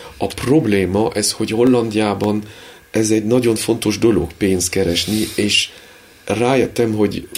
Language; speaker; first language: Hungarian; early bilingual, heritage; Hungarian